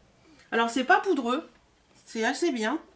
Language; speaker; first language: French; native; French